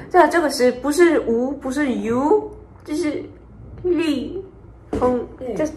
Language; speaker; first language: Chinese; non-native, fluent; Korean